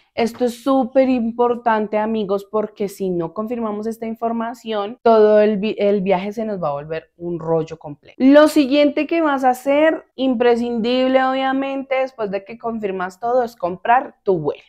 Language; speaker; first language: Spanish; native; Spanish